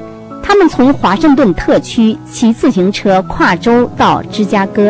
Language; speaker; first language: Chinese; native; Chinese